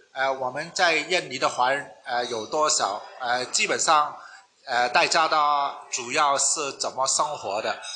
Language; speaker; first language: Chinese; non-native, local second language; Cantonese